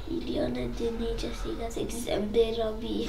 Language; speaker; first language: Polish; early bilingual, heritage; Polish